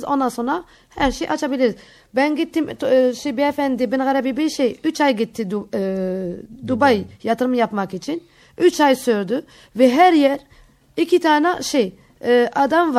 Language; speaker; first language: Turkish; non-native, fluent; Arabic